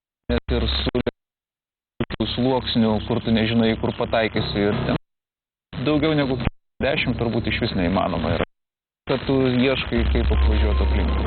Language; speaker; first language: Lithuanian; native; Lithuanian